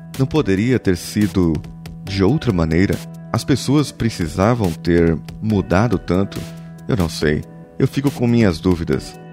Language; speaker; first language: Portuguese; native; Portuguese